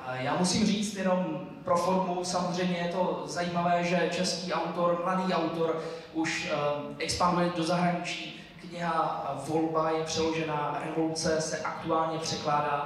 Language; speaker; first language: Czech; native; Czech